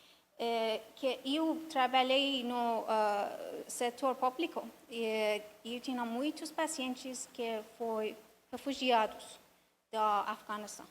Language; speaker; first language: Portuguese; non-native, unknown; Persian